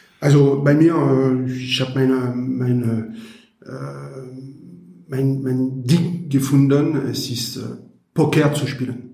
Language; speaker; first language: German; non-native, learner; French